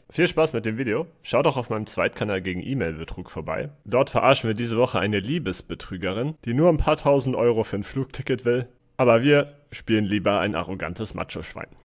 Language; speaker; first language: German; native; German